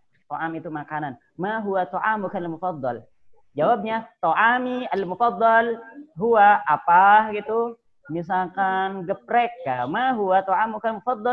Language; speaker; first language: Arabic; non-native, learner; Indonesian